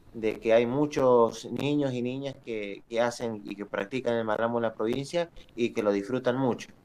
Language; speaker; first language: Spanish; native; Spanish